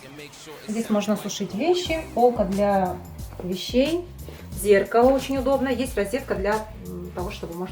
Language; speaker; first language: Russian; native; Russian